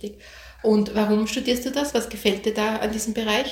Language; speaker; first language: German; native; German